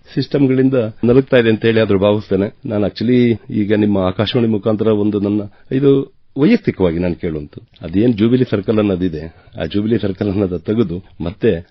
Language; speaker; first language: Kannada; native; Kannada